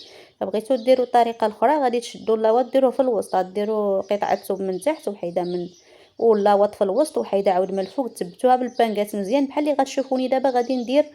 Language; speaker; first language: Arabic; native; Arabic